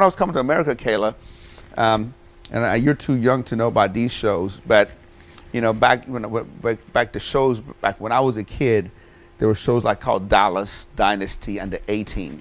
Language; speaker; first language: English; early bilingual, other home language; Persian